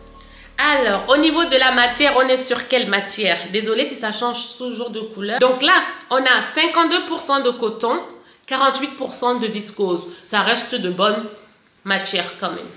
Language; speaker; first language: French; native; French